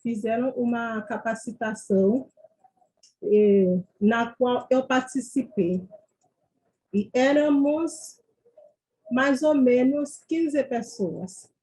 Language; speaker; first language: Portuguese; non-native, fluent; Haitian Creole